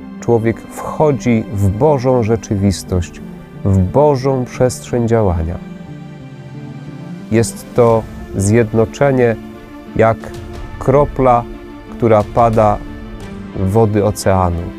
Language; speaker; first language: Polish; native; Polish